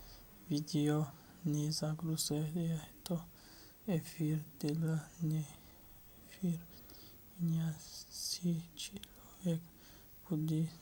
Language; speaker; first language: Russian; non-native, learner; Tajik